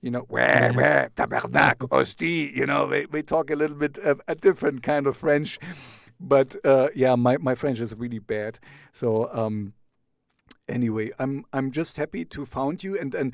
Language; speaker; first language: English; non-native, fluent; German